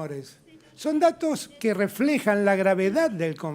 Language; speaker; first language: Spanish; native; Spanish